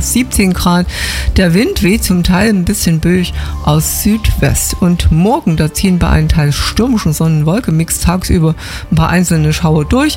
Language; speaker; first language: German; native; German